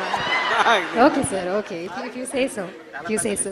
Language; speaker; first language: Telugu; non-native, learner; Malayalam